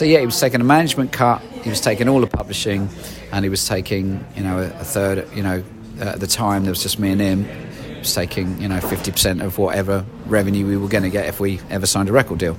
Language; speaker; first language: English; native; English